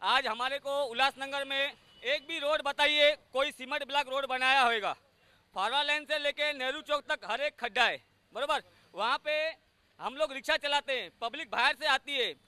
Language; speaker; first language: Hindi; non-native, local second language; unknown